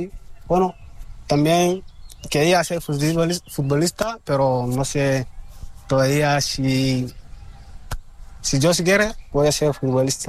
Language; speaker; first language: Spanish; non-native, learner; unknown